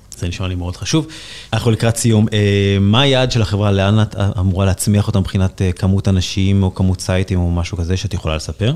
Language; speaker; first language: Hebrew; native; Hebrew